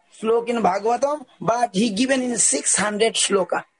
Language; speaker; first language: English; non-native, local second language; Bangla